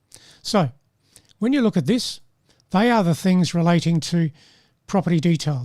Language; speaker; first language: English; native; English